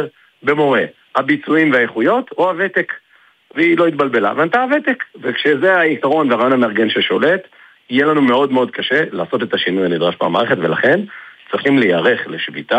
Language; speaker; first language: Hebrew; native; Hebrew